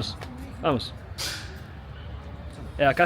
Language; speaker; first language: Spanish; non-native, learner; Italian